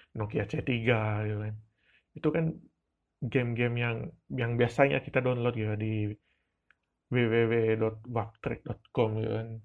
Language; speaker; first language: Indonesian; non-native, local second language; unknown